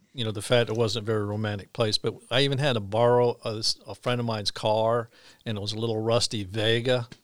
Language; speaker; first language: English; native; English